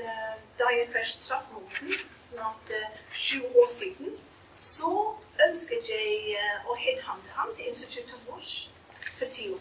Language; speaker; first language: Norwegian; non-native, fluent; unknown